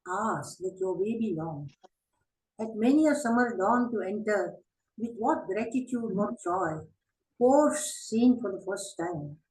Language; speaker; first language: English; non-native, local second language; Marathi